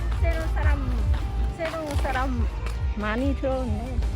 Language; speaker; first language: Korean; non-native, learner; Thai